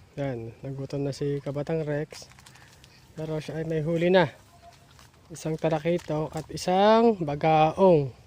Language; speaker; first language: Filipino; native; Filipino